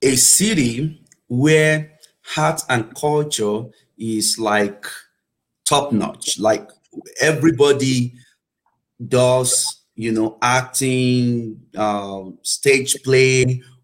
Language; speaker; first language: English; non-native, local second language; Yoruba